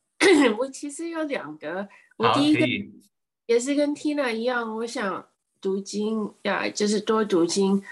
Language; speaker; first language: Chinese; early bilingual, heritage; English